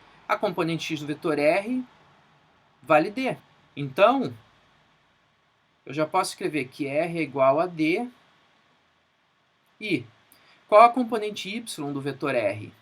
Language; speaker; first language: Portuguese; native; Portuguese